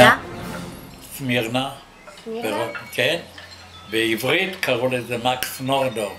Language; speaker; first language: Hebrew; non-native, fluent; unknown